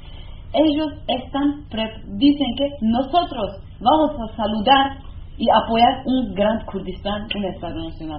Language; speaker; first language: Spanish; non-native, learner; Kurdish